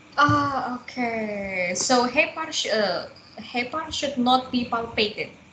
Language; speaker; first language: English; non-native, fluent; Indonesian